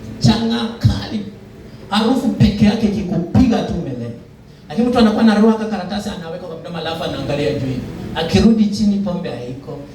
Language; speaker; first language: Swahili; non-native, local second language; Luyia